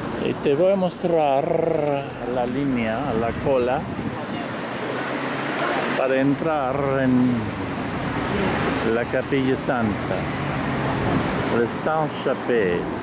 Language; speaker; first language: Spanish; non-native, fluent; English